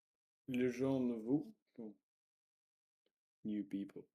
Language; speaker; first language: French; non-native, learner; Russian